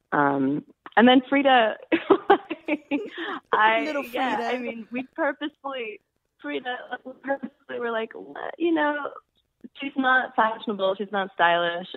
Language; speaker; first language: English; native; English